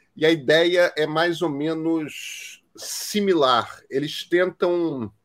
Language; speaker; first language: Portuguese; native; Portuguese